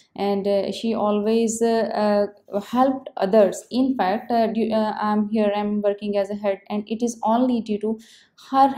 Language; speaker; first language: English; non-native, local second language; Punjabi